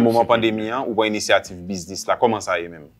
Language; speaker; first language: French; non-native, local second language; Haitian Creole